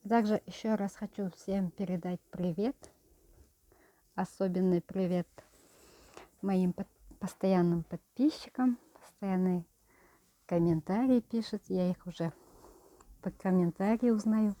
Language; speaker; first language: Russian; non-native, local second language; Kyrgyz